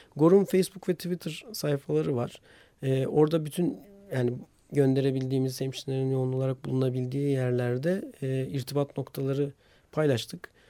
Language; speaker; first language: Turkish; non-native, local second language; Armenian